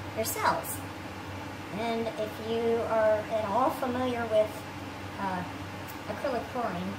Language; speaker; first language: English; native; English